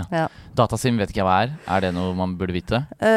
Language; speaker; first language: Norwegian; native; Norwegian